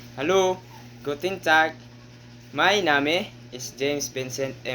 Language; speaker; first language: German; non-native, learner; Cebuano